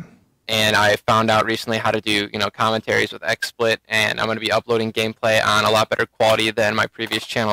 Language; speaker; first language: English; native; English